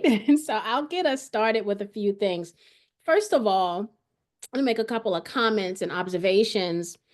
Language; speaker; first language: English; native; English